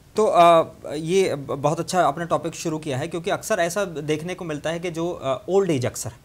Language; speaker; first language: Hindi; non-native, local second language; Urdu